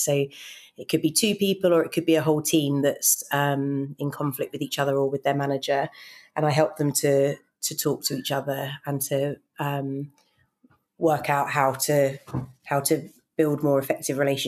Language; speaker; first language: English; native; English